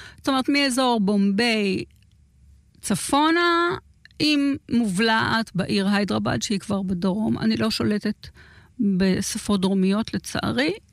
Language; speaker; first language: Hebrew; native; Hebrew